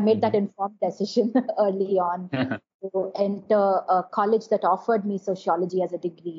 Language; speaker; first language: English; non-native, local second language; Tamil